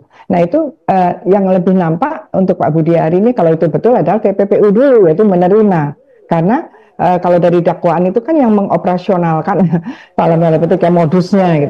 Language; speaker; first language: Indonesian; native; Indonesian